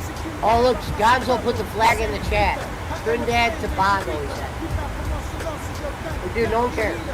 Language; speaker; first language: English; native; English